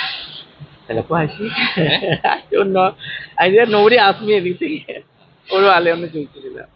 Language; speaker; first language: Malayalam; non-native, learner; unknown